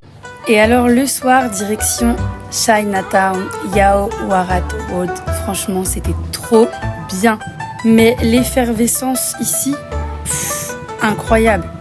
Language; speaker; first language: French; native; French